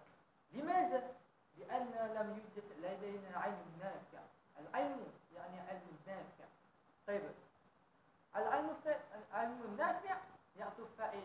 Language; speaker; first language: Arabic; non-native, learner; Malay